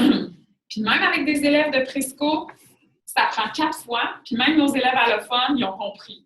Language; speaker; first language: French; native; French